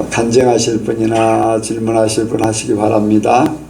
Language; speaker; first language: Korean; native; Korean